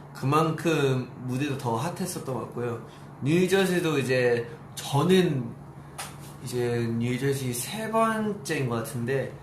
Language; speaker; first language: Korean; early bilingual, heritage; Korean